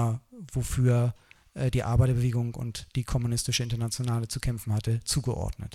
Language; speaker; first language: German; native; German